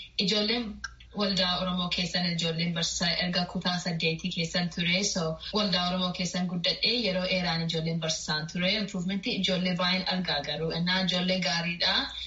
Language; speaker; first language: Oromo; early bilingual, heritage; Oromo